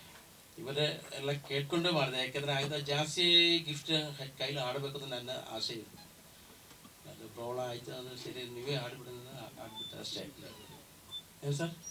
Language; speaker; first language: Kannada; non-native, learner; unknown